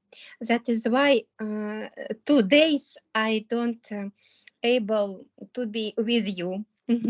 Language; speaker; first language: English; non-native, learner; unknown